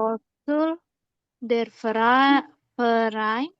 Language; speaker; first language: German; non-native, learner; Indonesian